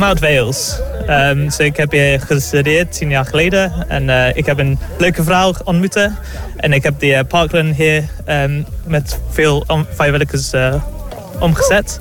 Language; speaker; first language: Dutch; non-native, learner; English